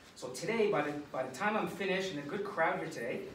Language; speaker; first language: English; native; English